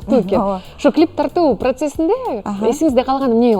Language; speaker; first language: Kyrgyz; native; Kyrgyz